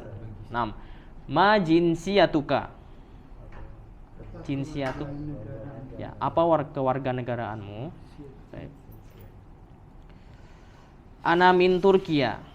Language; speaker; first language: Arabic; non-native, fluent; Indonesian